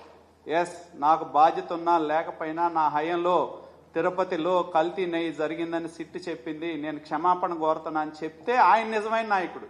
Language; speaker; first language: Telugu; native; Telugu